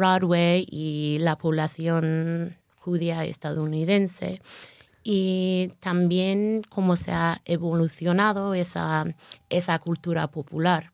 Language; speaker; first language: Spanish; non-native, fluent; English